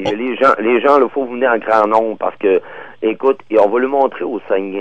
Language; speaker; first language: French; native; French